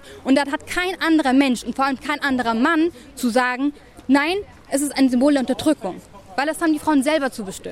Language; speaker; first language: German; native; German